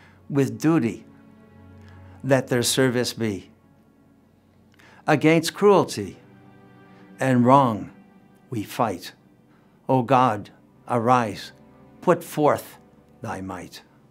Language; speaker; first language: English; native; English